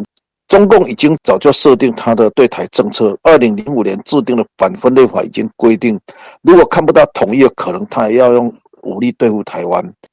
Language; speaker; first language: Chinese; native; Chinese